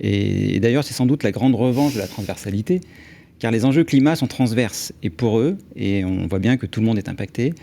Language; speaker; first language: French; native; French